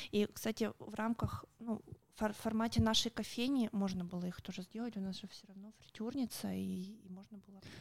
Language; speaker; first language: Russian; native; Russian